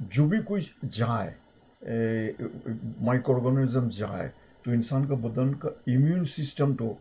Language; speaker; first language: Hindi; native; Hindi